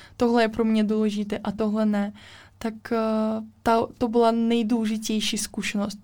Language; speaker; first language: Czech; non-native, fluent; Russian